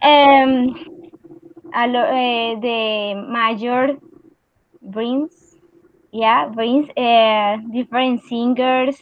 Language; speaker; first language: English; non-native, learner; Spanish